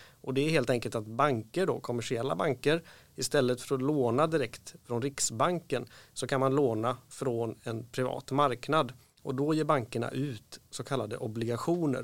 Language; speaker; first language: Swedish; native; Swedish